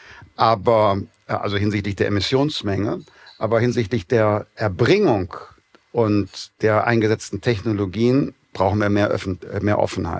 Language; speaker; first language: German; native; German